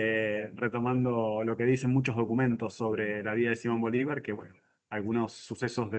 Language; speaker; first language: Spanish; native; Spanish